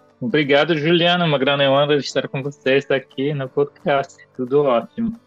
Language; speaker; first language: Portuguese; non-native, fluent; Italian